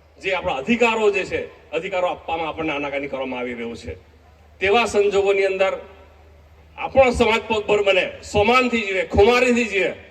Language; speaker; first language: Gujarati; non-native, local second language; Bhili